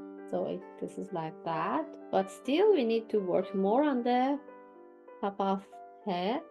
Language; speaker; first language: English; non-native, fluent; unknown